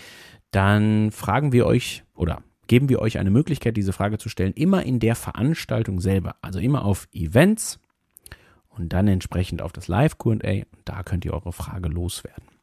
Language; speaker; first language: German; native; German